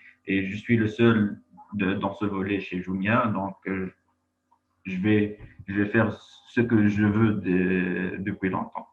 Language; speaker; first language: French; non-native, local second language; Arabic